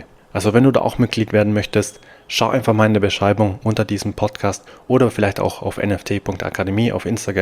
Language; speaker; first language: German; native; German